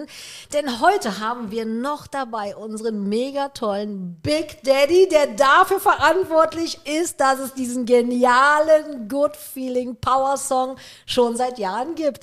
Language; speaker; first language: German; native; German